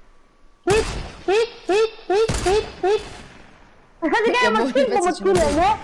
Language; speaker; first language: German; non-native, local second language; Luxembourgish